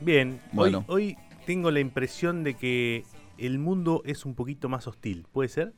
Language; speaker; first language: Spanish; native; Spanish